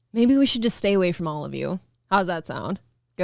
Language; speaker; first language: English; native; English